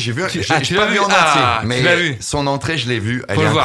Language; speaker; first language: French; native; French